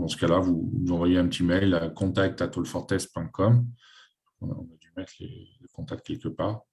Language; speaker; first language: French; native; French